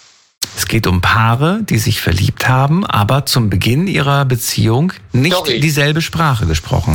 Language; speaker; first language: German; native; German